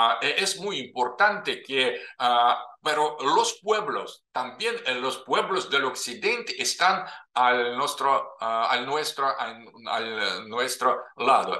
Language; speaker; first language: Spanish; non-native, fluent; Russian